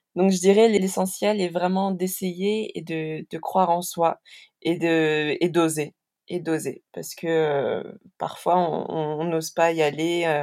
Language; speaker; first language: French; native; French